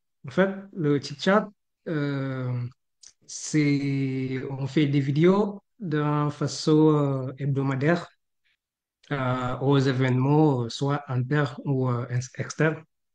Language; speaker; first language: French; non-native, fluent; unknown